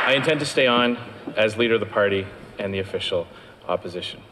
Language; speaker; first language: English; native; English